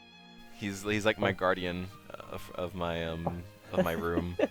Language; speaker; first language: English; native; English